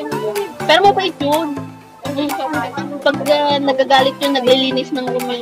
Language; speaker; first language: Filipino; native; Filipino